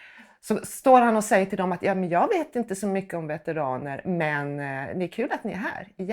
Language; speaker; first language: Swedish; native; Swedish